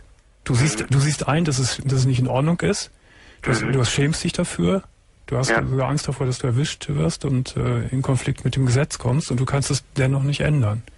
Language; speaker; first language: German; native; German